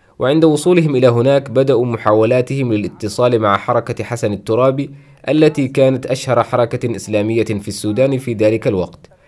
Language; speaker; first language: Arabic; non-native, local second language; Somali